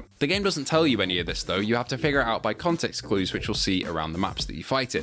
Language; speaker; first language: English; native; English